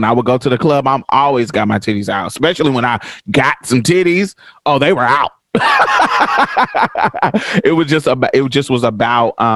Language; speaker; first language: English; native; English